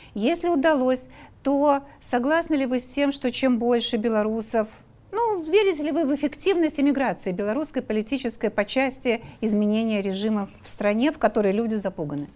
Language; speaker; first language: Russian; native; Russian